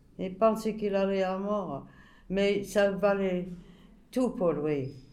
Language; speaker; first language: French; non-native, fluent; English